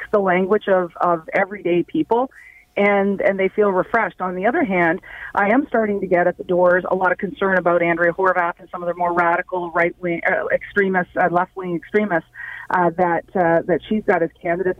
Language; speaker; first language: English; native; English